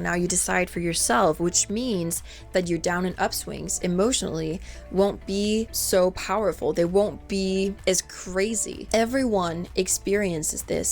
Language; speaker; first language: English; non-native, fluent; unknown